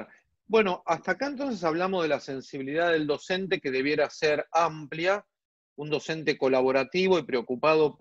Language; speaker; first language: Spanish; native; Spanish